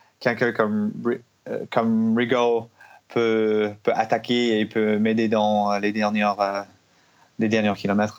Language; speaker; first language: French; non-native, learner; English